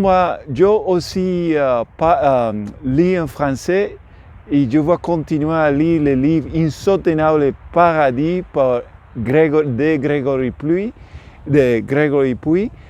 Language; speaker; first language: French; non-native, learner; Spanish